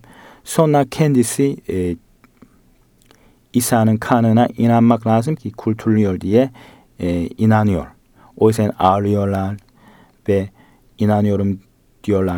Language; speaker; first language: Turkish; non-native, learner; Korean